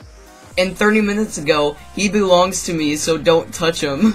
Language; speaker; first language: English; native; English